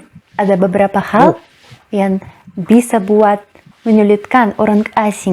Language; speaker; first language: Indonesian; non-native, fluent; Russian